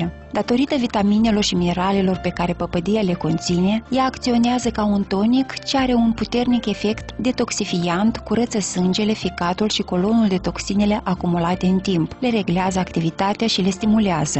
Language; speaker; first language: Romanian; native; Romanian